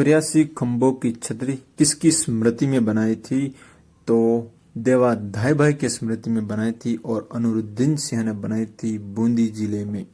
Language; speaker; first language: Hindi; native; Hindi